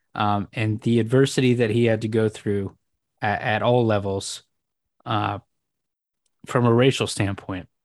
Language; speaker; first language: English; native; English